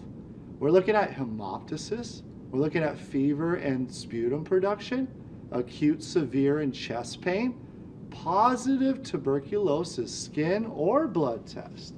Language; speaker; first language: English; native; English